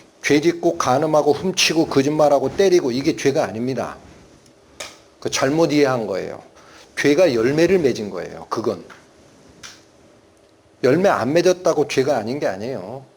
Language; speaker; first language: Korean; native; Korean